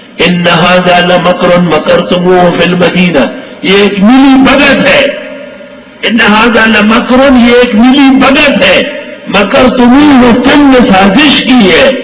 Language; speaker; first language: Urdu; non-native, local second language; Pashto